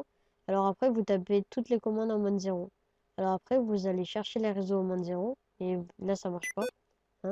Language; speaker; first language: French; native; French